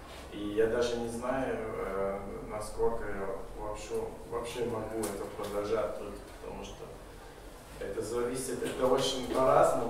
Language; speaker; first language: Russian; non-native, fluent; German